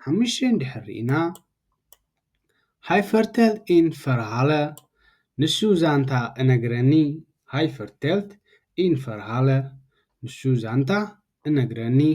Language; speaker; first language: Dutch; non-native, learner; Tigrinya